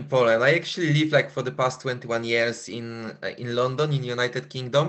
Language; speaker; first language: English; non-native, fluent; Polish